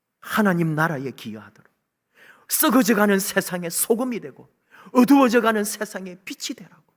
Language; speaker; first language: Korean; native; Korean